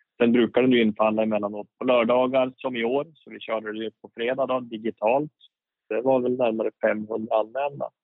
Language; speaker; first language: Swedish; native; Swedish